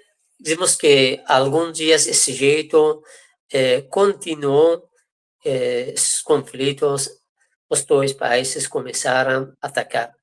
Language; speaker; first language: Portuguese; non-native, fluent; Persian